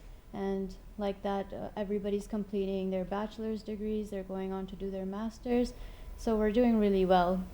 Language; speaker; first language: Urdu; early bilingual, heritage; Urdu